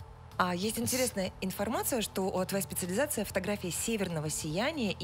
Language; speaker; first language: Russian; native; Russian